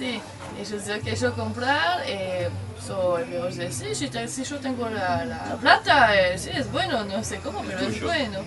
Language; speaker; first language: Spanish; non-native, learner; French